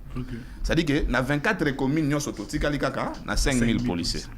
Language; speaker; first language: French; non-native, local second language; Lingala